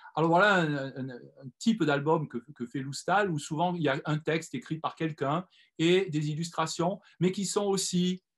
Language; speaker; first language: French; native; French